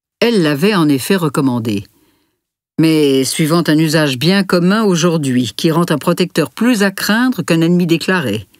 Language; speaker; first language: French; native; French